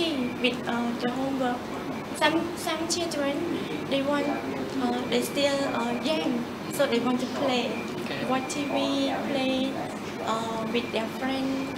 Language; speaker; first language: English; non-native, learner; Khmer